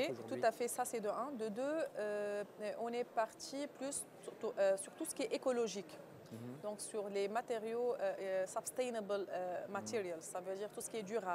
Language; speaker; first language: French; non-native, local second language; Arabic